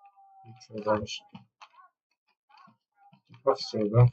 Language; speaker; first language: Russian; native; Russian